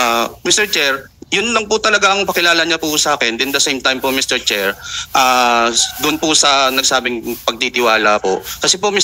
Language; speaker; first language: Filipino; native; Filipino